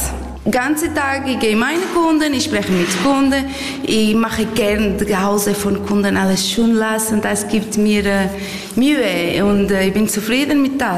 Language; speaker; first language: German; non-native, learner; Portuguese